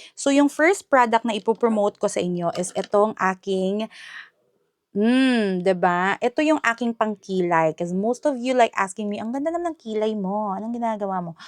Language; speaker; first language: Filipino; non-native, local second language; Hiligaynon